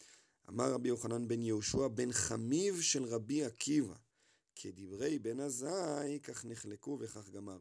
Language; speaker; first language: Hebrew; native; Hebrew